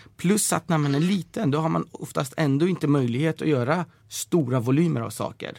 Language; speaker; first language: Swedish; early bilingual, other home language; Persian